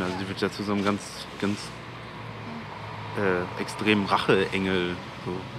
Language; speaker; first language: German; native; German